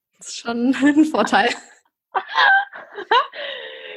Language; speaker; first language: German; native; German